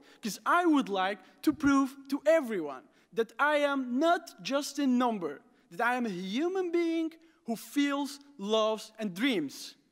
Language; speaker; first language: English; non-native, fluent; Arabic